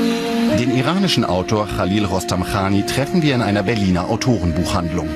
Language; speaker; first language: German; native; German